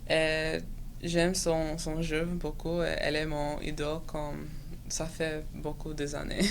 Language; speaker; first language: French; non-native, local second language; English